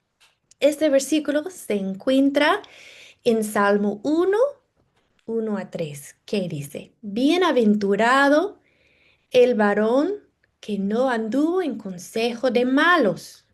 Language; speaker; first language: Spanish; non-native, fluent; English